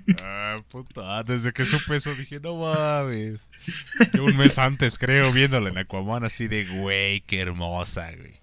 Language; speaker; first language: Spanish; native; Spanish